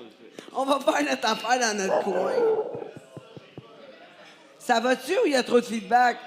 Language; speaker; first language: French; native; French